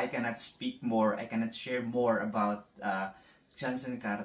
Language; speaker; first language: English; non-native, local second language; Filipino